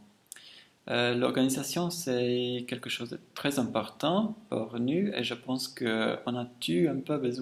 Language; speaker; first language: French; non-native, fluent; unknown